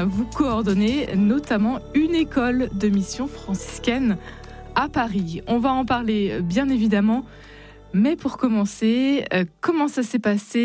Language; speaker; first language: French; native; French